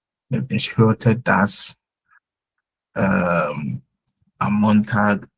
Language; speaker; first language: German; non-native, fluent; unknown